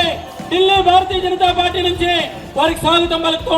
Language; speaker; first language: Telugu; native; Telugu